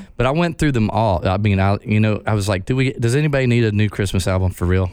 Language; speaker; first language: English; native; English